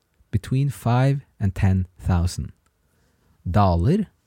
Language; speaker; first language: English; non-native, fluent; Norwegian